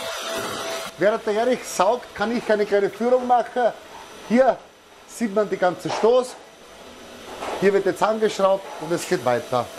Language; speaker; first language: German; native; German